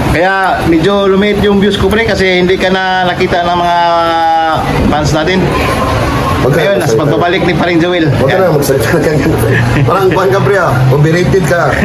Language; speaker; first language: Filipino; non-native, local second language; Cebuano